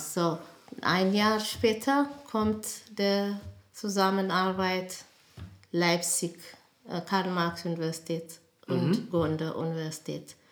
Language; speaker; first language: German; non-native, learner; Amharic